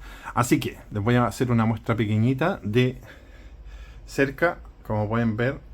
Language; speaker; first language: Spanish; native; Spanish